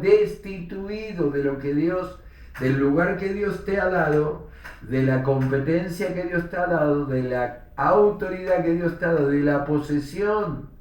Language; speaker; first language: Spanish; native; Spanish